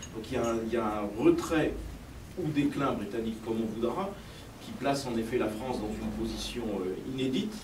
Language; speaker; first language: French; native; French